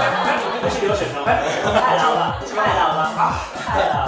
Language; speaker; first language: Chinese; non-native, fluent; Japanese